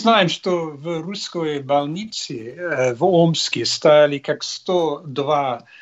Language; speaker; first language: Russian; non-native, learner; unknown